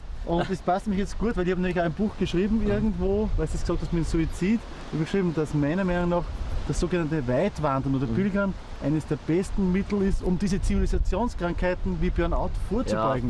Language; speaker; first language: German; native; German